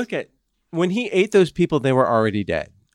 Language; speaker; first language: English; native; English